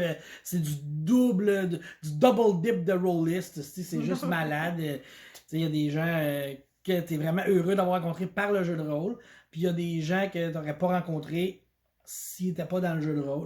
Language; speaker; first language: French; native; French